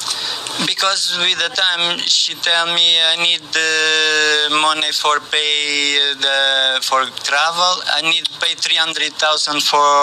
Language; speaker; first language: English; non-native, learner; Portuguese